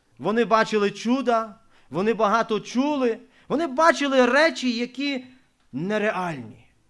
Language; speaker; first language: Ukrainian; non-native, local second language; Russian